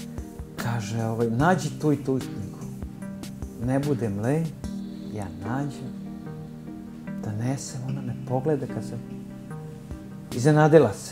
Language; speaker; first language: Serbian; early bilingual, other home language; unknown